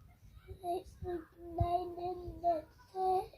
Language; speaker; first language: Dutch; non-native, learner; Tigrinya